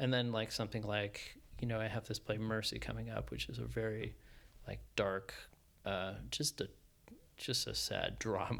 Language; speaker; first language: English; native; English